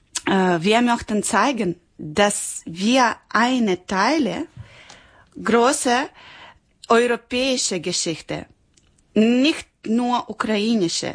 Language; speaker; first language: German; non-native, learner; Ukrainian